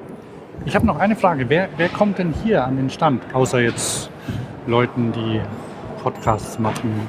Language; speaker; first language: German; native; German